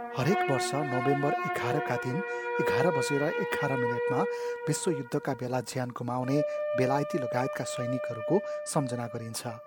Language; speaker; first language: Nepali; native; Nepali